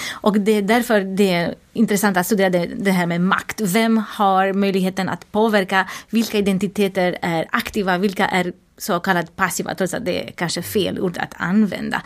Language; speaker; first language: Swedish; non-native, fluent; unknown